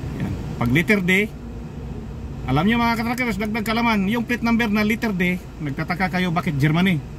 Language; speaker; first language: Filipino; non-native, local second language; Cebuano